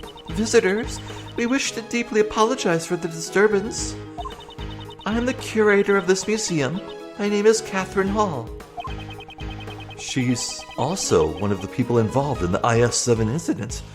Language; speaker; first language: English; native; English